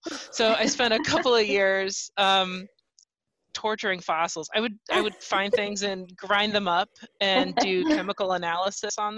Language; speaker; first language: English; native; English